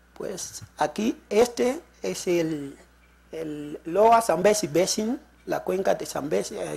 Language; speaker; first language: Spanish; non-native, fluent; Shona